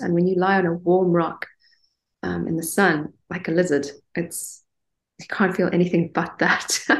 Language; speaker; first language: English; native; English